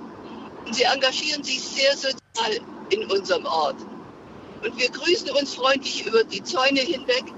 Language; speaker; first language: German; native; German